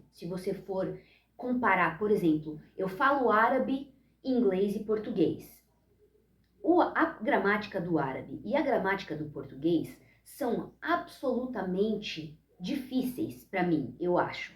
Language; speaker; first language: Portuguese; early bilingual, heritage; Portuguese